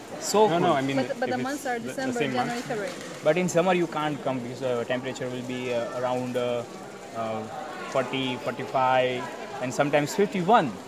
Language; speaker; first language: English; non-native, learner; Gujarati